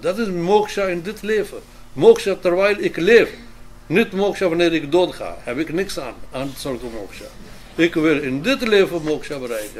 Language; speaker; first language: Dutch; non-native, fluent; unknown